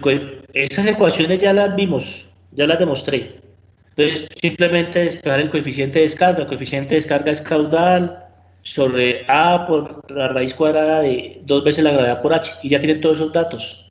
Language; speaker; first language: Spanish; native; Spanish